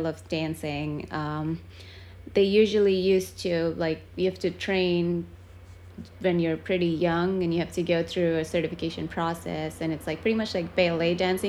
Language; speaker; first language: English; non-native, local second language; Tamil